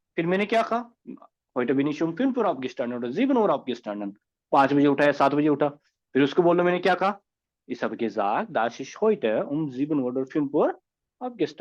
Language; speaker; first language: German; non-native, fluent; Hindi